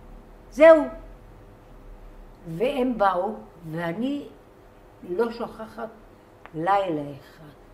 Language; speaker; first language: Hebrew; non-native, fluent; Bulgarian